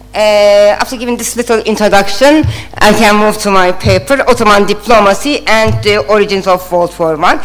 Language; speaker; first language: English; non-native, fluent; Turkish